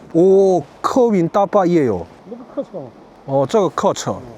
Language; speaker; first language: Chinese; non-native, learner; Korean